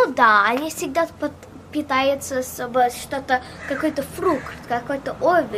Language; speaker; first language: Russian; early bilingual, heritage; Russian